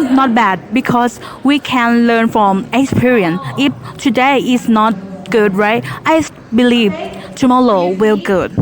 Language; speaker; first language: English; non-native, learner; Thai